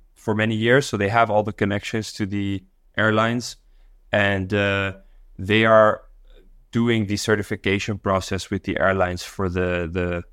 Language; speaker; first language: English; non-native, local second language; Dutch